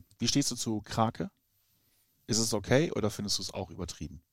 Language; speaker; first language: German; native; German